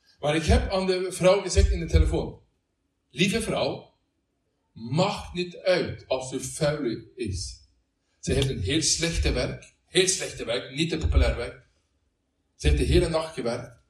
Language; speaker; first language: Dutch; non-native, learner; Norwegian